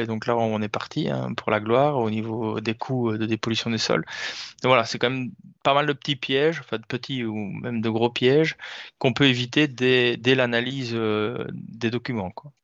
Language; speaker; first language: French; native; French